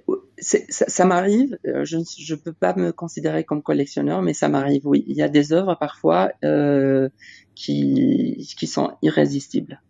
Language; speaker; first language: French; non-native, local second language; Arabic